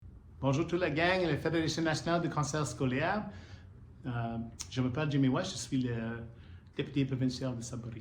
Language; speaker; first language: French; non-native, learner; English